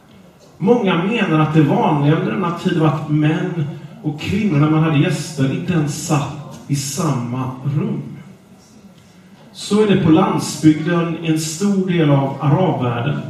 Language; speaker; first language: Swedish; non-native, fluent; English